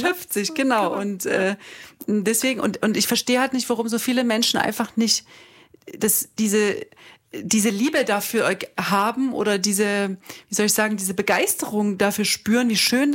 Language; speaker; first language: German; native; German